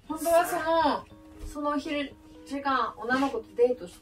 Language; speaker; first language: Japanese; non-native, fluent; English